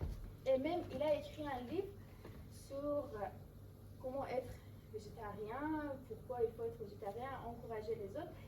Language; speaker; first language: French; non-native, fluent; Persian